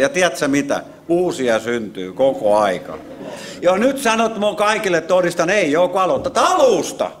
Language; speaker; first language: Finnish; native; Finnish